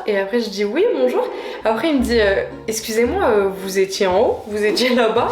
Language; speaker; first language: French; native; French